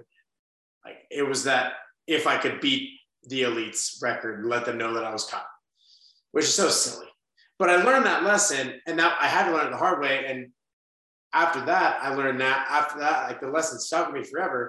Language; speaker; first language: English; native; English